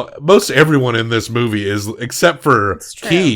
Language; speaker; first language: English; native; English